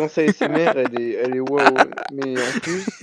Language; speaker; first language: French; native; French